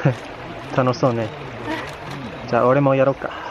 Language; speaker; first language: Japanese; non-native, fluent; English